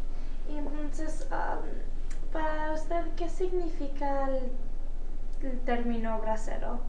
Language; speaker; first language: Spanish; early bilingual, heritage; Spanish